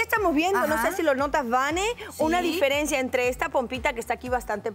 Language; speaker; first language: Spanish; native; Spanish